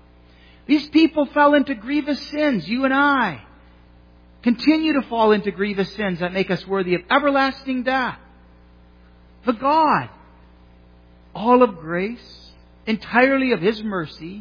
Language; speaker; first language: English; native; English